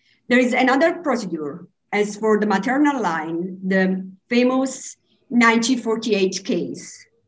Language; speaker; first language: English; non-native, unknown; Italian